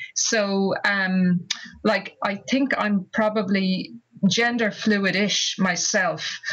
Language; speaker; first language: English; native; English